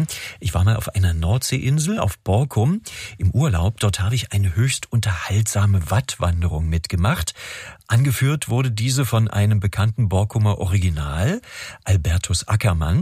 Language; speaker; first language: German; native; German